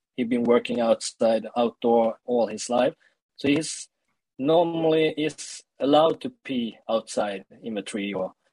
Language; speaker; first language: English; early bilingual, other home language; Swedish